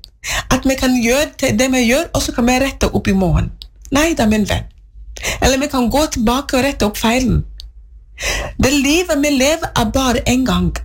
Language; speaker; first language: Norwegian; non-native, learner; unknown